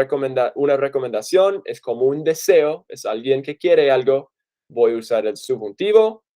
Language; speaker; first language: Spanish; non-native, fluent; English